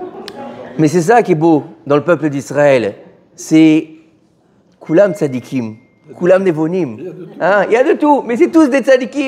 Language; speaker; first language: French; native; French